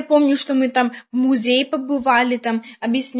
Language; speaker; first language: Russian; early bilingual, heritage; Russian